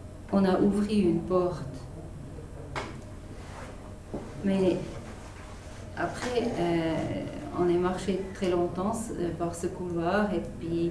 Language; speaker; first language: French; non-native, fluent; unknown